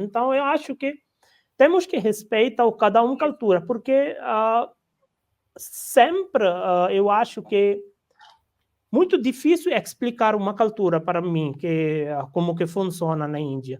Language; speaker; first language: Portuguese; non-native, learner; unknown